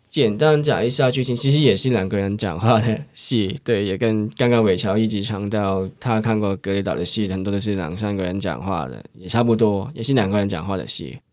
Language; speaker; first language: Chinese; non-native, local second language; Cantonese